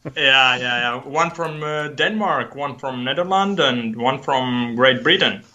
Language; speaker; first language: English; non-native, learner; Latvian